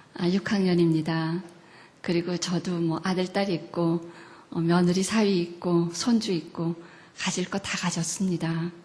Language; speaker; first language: Korean; native; Korean